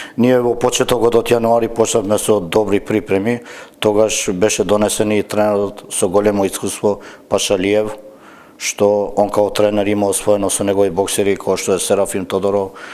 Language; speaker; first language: Macedonian; non-native, local second language; Albanian